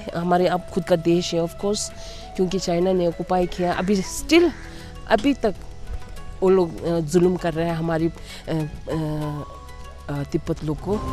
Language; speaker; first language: Hindi; non-native, local second language; Tibetan